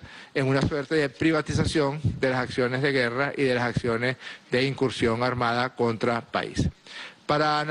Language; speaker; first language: Spanish; native; Spanish